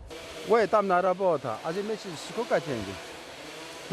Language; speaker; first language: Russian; non-native, learner; Korean